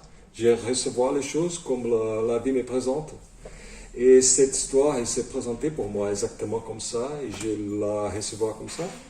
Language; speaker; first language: French; non-native, fluent; Portuguese